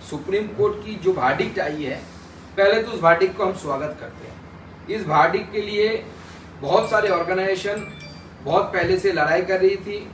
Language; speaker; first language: Hindi; non-native, local second language; Bangla